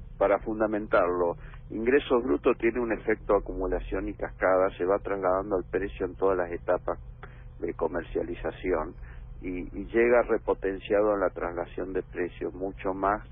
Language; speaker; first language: Spanish; native; Spanish